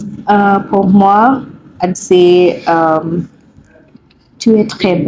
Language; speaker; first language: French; non-native, learner; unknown